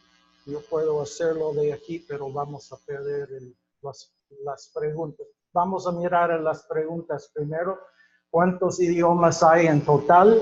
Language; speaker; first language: Spanish; non-native, fluent; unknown